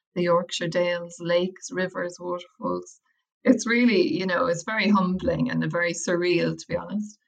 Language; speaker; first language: English; native; English